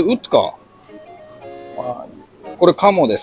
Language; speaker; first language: Japanese; native; Japanese